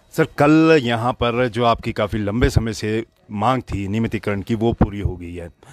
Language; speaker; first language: Hindi; native; Hindi